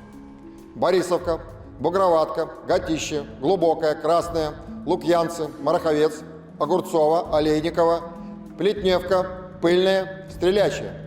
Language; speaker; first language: Russian; native; Russian